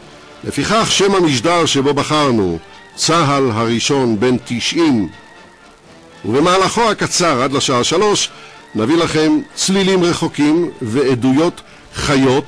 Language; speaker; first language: Hebrew; native; Hebrew